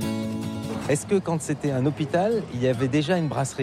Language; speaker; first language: French; native; French